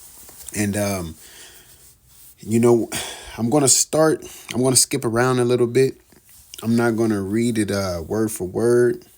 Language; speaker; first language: English; native; English